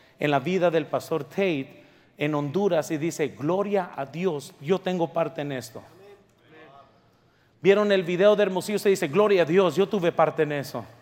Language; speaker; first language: Spanish; early bilingual, heritage; Spanish